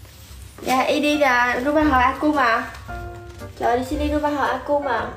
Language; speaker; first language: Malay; non-native, learner; Vietnamese